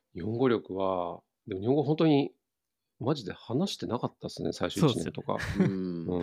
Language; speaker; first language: Japanese; early bilingual, other home language; Turkish